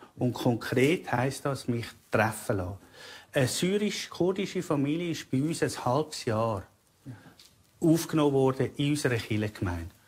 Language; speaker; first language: German; native; German